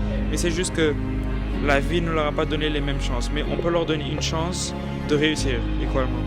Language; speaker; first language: French; non-native, local second language; Wolof